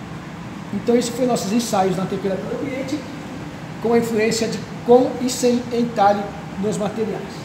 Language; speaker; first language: Portuguese; native; Portuguese